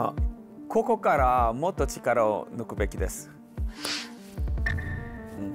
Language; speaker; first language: Japanese; non-native, fluent; Korean